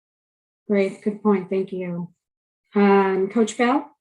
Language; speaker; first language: English; native; English